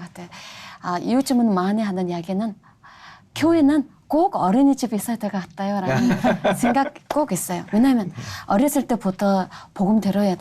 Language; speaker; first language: Korean; non-native, fluent; Mongolian